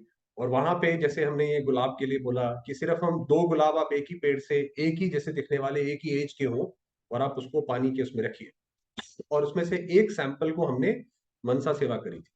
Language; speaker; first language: Hindi; native; Hindi